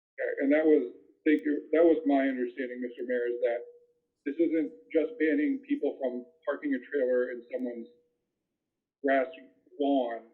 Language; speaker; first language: English; native; English